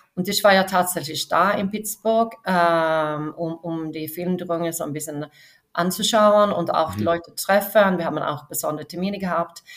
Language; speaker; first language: German; non-native, fluent; Swedish